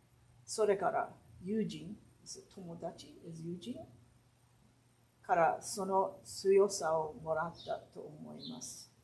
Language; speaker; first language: Japanese; early bilingual, heritage; Japanese